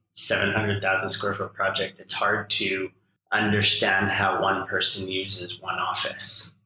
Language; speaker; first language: English; native; English